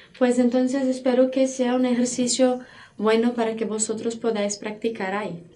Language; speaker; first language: Spanish; non-native, fluent; Portuguese